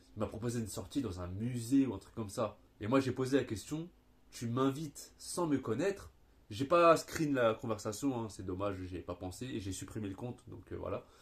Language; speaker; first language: French; native; French